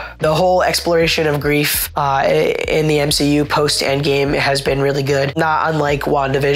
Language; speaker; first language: English; native; English